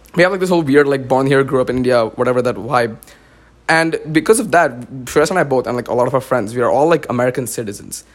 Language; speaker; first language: English; non-native, local second language; Marathi